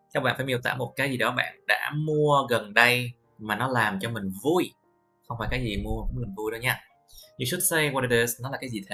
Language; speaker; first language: Vietnamese; native; Vietnamese